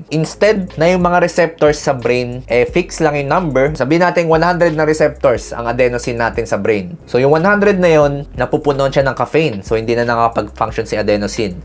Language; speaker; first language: Filipino; native; Filipino